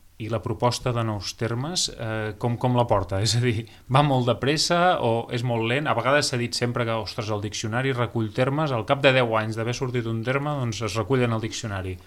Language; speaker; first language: Catalan; native; Catalan